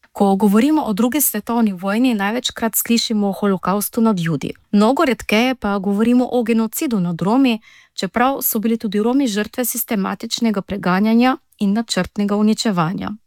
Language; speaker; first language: Slovenian; non-native, local second language; Romany